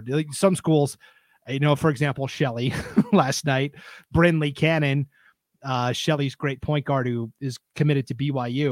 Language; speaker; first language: English; native; English